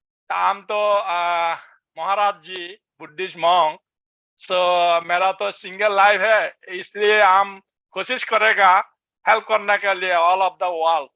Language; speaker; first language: Hindi; non-native, learner; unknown